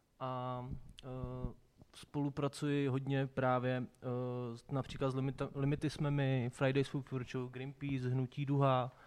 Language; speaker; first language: Czech; native; Czech